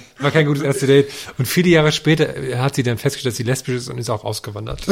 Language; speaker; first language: German; native; German